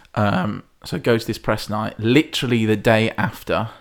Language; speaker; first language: English; native; English